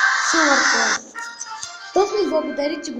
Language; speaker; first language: Bulgarian; native; Bulgarian